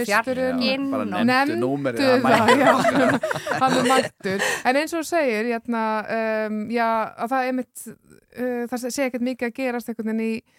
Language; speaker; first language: Icelandic; native; Icelandic